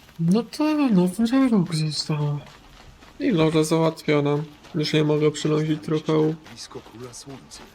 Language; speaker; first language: Polish; native; Polish